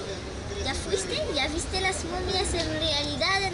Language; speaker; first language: Spanish; non-native, learner; French